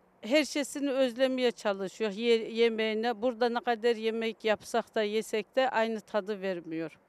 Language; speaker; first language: Turkish; early bilingual, other home language; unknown